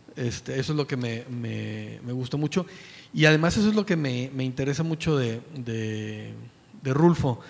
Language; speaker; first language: Spanish; native; Spanish